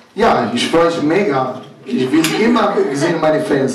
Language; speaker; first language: German; non-native, learner; Italian